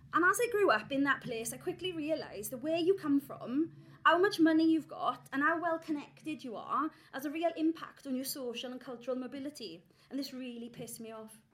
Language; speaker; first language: English; native; English